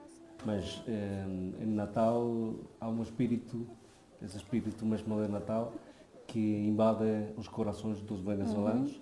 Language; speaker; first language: Portuguese; non-native, fluent; Spanish